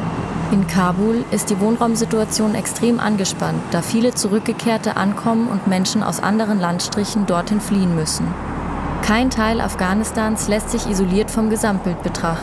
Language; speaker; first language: German; native; German